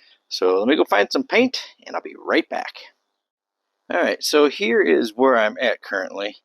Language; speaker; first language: English; native; English